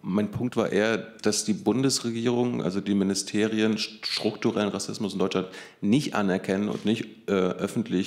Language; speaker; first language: German; native; German